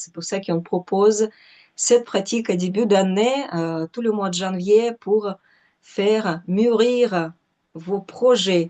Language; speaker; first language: French; non-native, fluent; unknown